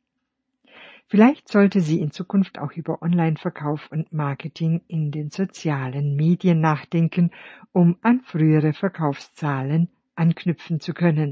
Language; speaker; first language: German; native; German